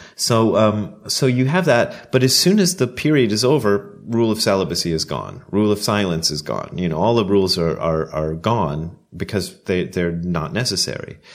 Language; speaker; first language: English; native; English